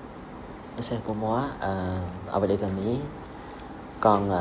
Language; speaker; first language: French; non-native, learner; Vietnamese